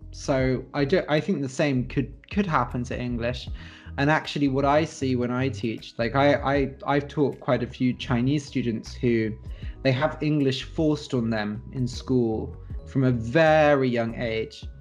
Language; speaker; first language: English; native; English